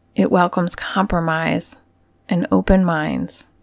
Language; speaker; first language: English; native; English